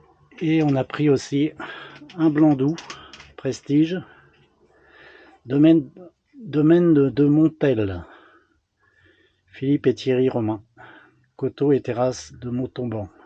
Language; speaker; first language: French; native; French